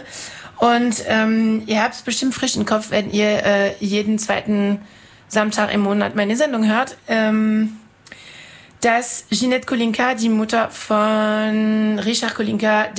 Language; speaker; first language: German; non-native, fluent; French